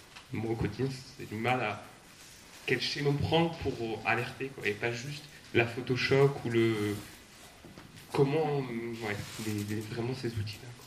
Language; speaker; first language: French; native; French